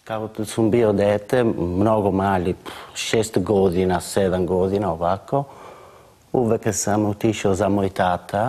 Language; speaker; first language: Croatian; non-native, learner; Italian